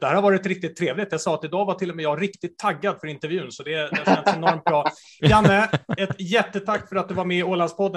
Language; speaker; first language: Swedish; native; Swedish